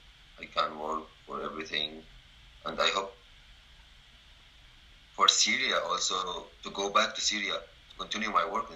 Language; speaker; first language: English; non-native, learner; Arabic